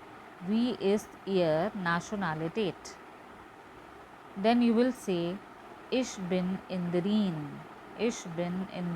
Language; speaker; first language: German; non-native, learner; Hindi